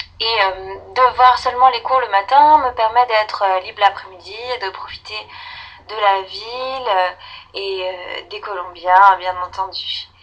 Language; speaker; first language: French; native; French